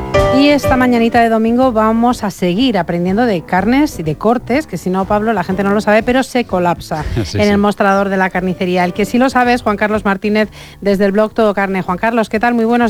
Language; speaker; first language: Spanish; native; Spanish